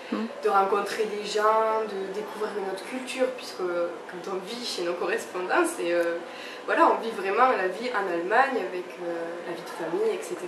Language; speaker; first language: French; native; French